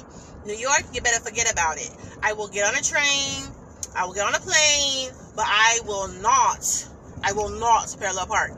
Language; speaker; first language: English; native; English